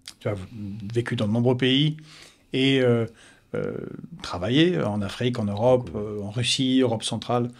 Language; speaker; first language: French; native; French